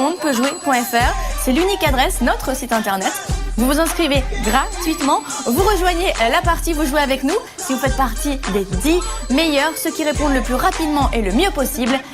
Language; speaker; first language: French; native; French